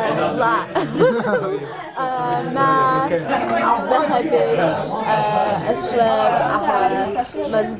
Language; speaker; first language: Arabic; non-native, learner; English